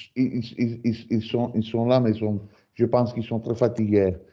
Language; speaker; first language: French; non-native, fluent; Italian